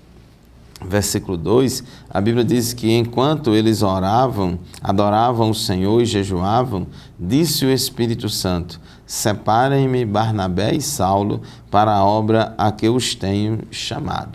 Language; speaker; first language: Portuguese; native; Portuguese